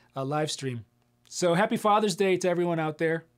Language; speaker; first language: English; native; English